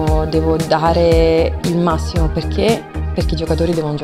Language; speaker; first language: Italian; native; Italian